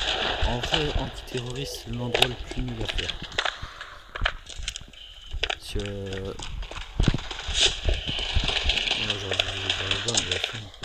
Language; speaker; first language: French; native; French